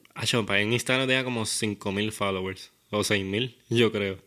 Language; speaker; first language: Spanish; native; Spanish